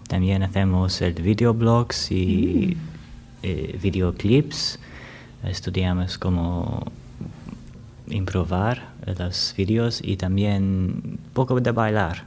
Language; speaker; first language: Spanish; non-native, learner; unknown